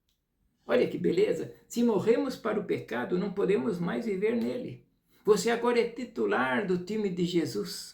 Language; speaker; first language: Portuguese; native; Portuguese